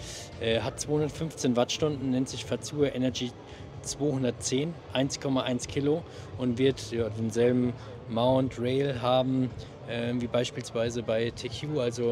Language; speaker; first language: German; native; German